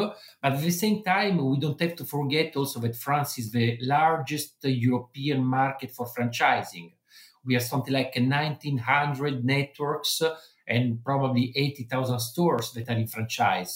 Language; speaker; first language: English; non-native, fluent; Italian